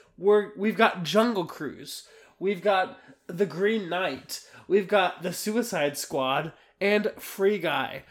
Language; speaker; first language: English; native; English